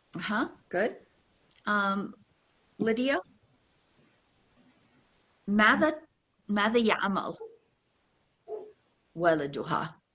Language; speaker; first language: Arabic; non-native, fluent; English